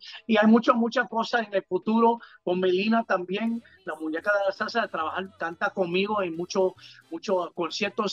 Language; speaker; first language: Spanish; early bilingual, heritage; English